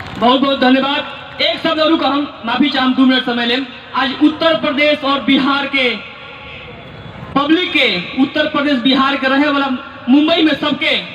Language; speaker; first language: Bhojpuri; native; Bhojpuri